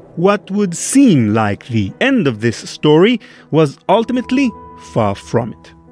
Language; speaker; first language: English; non-native, fluent; Hebrew